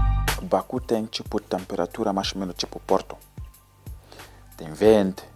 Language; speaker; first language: Portuguese; non-native, learner; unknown